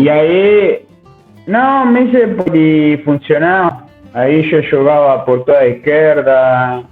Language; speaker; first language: Portuguese; non-native, learner; Spanish